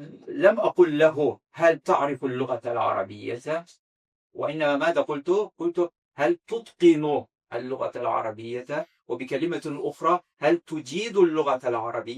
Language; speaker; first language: Arabic; non-native, fluent; Azerbaijani